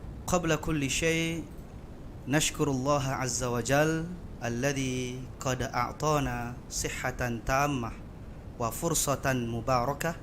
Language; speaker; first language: Arabic; non-native, local second language; Indonesian